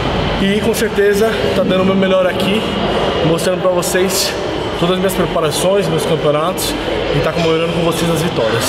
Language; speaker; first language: Portuguese; native; Portuguese